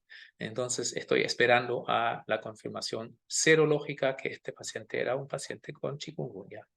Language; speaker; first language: Spanish; non-native, fluent; German